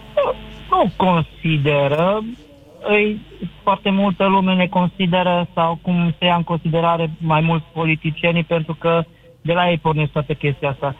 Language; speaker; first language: Romanian; non-native, local second language; Hungarian